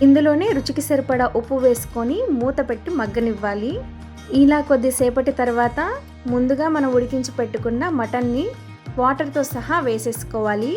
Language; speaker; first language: Telugu; native; Telugu